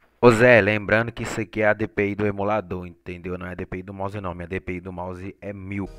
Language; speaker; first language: Portuguese; native; Portuguese